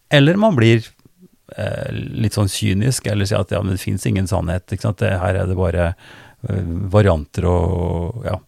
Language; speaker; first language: Norwegian; native; Norwegian